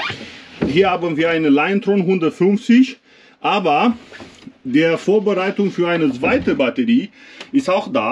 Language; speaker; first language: German; non-native, learner; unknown